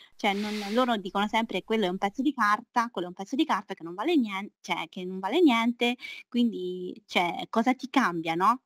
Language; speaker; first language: Italian; early bilingual, other home language; Chinese